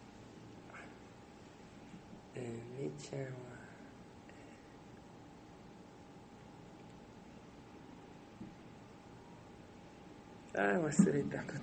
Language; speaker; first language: Japanese; non-native, learner; French